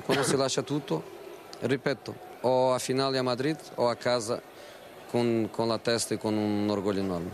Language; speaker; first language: Italian; non-native, fluent; Portuguese